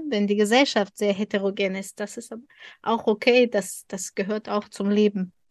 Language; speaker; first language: German; non-native, fluent; Tajik